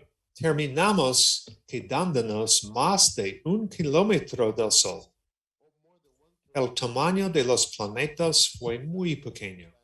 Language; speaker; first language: Spanish; non-native, learner; English